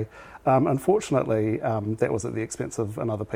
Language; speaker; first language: English; native; English